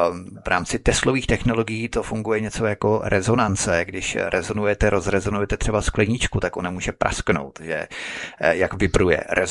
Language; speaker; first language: Czech; native; Czech